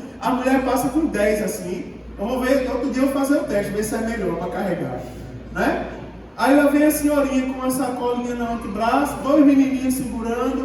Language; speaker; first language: Portuguese; native; Portuguese